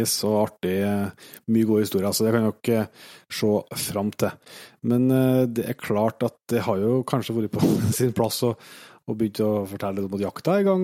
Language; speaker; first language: Norwegian; native; Norwegian